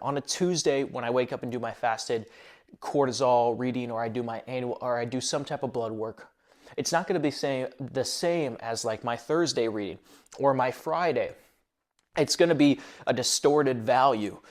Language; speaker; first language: English; native; English